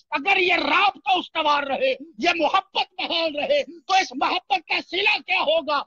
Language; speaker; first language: Urdu; non-native, local second language; Punjabi